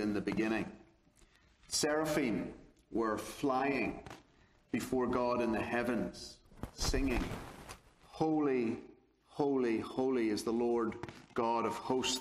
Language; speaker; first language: English; native; English